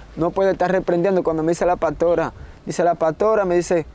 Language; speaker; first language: Spanish; native; Spanish